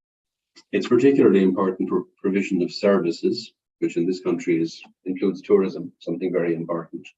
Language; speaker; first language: English; non-native, fluent; Irish